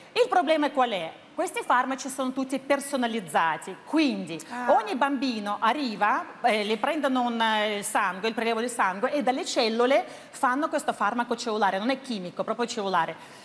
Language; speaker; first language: Italian; non-native, fluent; Russian